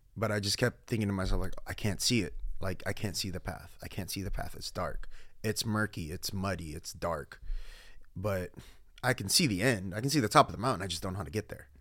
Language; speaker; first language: English; early bilingual, other home language; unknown